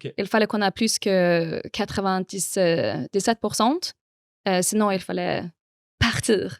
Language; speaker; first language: French; non-native, fluent; Swedish